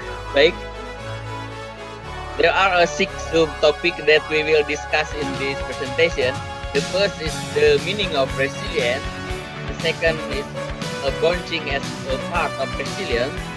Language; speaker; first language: English; non-native, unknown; Indonesian